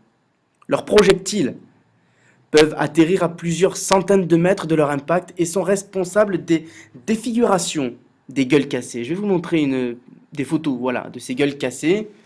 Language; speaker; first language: French; native; French